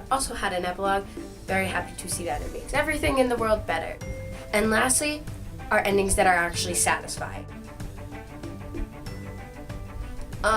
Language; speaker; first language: English; native; English